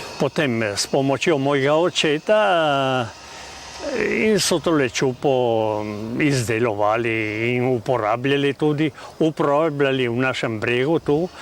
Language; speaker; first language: Slovenian; native; Slovenian